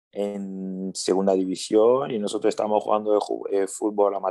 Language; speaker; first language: Spanish; early bilingual, other home language; French